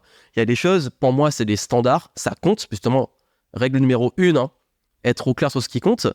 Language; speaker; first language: French; native; French